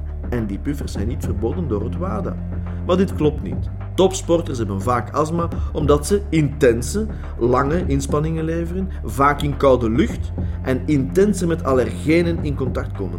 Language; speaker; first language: Dutch; native; Dutch